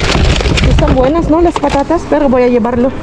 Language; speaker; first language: Spanish; non-native, learner; Filipino